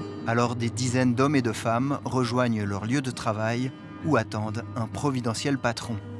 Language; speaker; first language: French; native; French